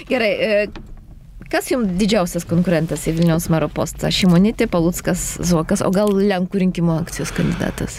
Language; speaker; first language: Lithuanian; non-native, local second language; Polish